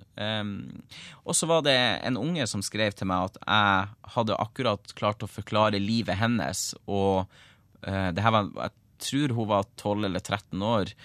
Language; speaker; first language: Norwegian; native; Norwegian